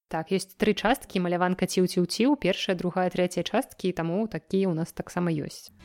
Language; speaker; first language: Belarusian; non-native, local second language; Russian